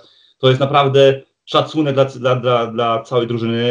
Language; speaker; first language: Polish; early bilingual, heritage; Polish